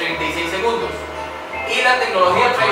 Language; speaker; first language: Spanish; native; Spanish